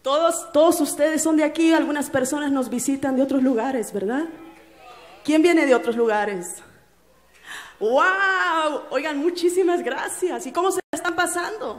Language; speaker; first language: Spanish; native; Spanish